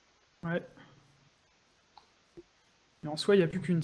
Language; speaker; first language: French; native; French